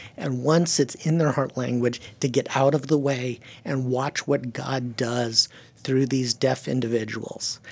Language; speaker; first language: English; early bilingual, other home language; German